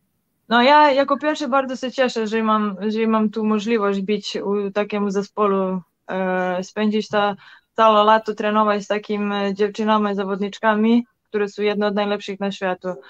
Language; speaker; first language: Polish; non-native, learner; Serbian